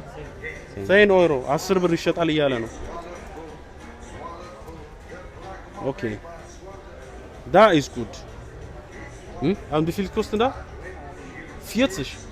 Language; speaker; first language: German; non-native, learner; Amharic